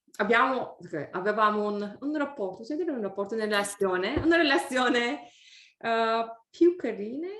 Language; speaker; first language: Italian; non-native, learner; English